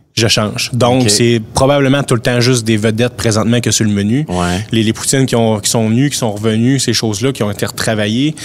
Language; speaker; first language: French; native; French